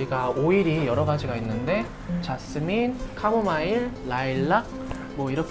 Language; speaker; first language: Korean; native; Korean